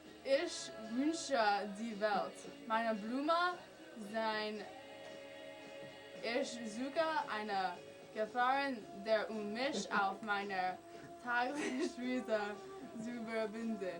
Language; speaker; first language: German; non-native, learner; English